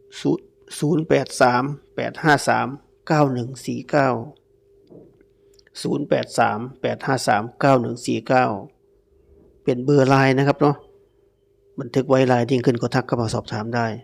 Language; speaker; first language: Thai; native; Thai